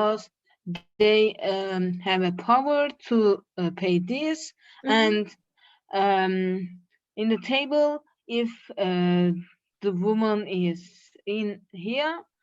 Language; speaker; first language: English; non-native, learner; Turkish